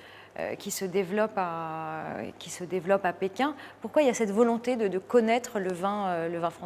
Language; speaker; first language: French; native; French